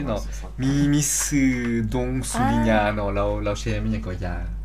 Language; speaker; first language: French; non-native, fluent; Lao